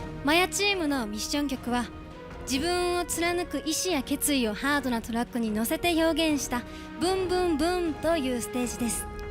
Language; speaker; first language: Japanese; native; Japanese